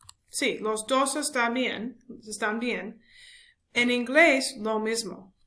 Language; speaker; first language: Spanish; non-native, learner; English